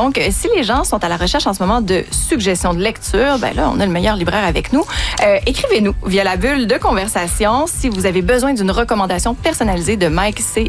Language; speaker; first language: French; native; French